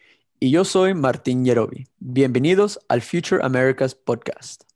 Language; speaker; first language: Spanish; early bilingual, heritage; Spanish